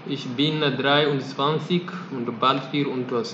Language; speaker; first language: German; non-native, fluent; Fula